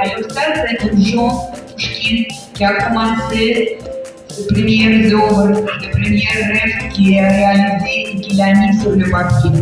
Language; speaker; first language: French; non-native, fluent; Russian